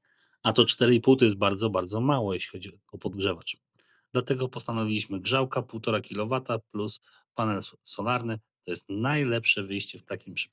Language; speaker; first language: Polish; native; Polish